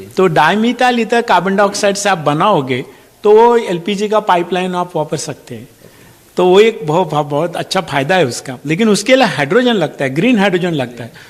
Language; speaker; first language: Hindi; non-native, local second language; Marathi